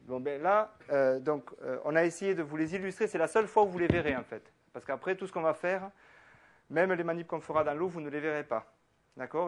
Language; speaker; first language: French; native; French